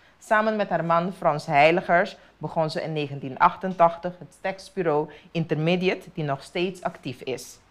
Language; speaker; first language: Dutch; non-native, local second language; Papiamento